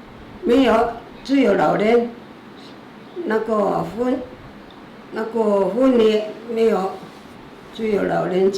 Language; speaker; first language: Chinese; non-native, local second language; Amis